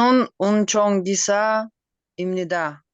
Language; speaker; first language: Korean; non-native, learner; Kyrgyz